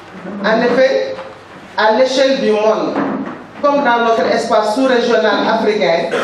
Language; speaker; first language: French; non-native, local second language; Wolof